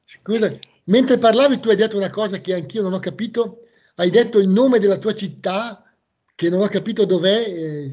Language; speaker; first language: Italian; native; Italian